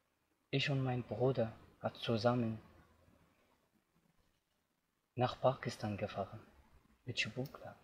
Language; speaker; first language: German; non-native, learner; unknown